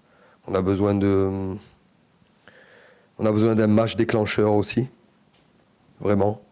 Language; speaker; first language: French; native; French